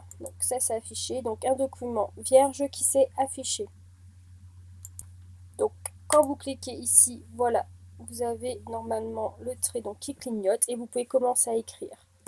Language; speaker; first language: French; native; French